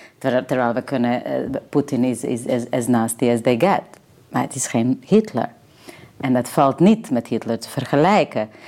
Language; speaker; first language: Dutch; non-native, fluent; Serbian